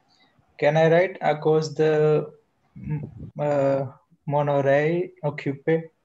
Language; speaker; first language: French; non-native, learner; Hindi